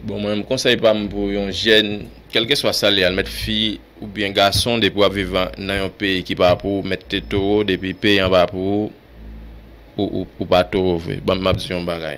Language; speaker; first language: Haitian Creole; native; Haitian Creole